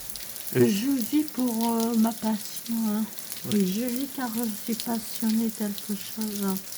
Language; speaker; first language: French; native; French